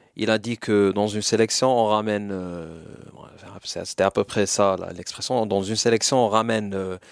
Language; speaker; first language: French; non-native, local second language; Arabic